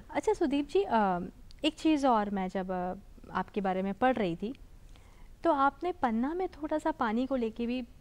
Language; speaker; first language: Hindi; native; Hindi